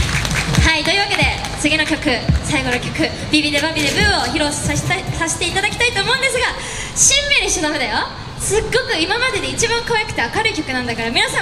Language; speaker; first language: Japanese; native; Japanese